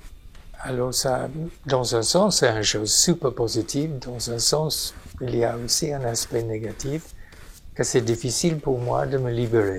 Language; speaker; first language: French; non-native, fluent; English